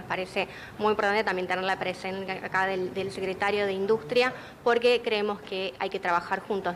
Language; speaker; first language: Spanish; native; Spanish